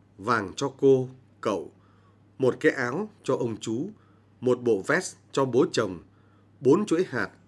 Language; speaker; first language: Vietnamese; native; Vietnamese